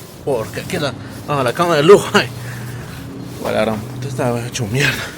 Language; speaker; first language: Spanish; non-native, local second language; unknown